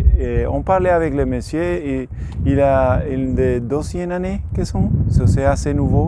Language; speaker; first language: French; non-native, learner; Spanish